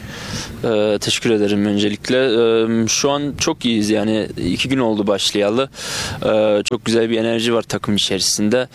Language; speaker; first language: Turkish; early bilingual, other home language; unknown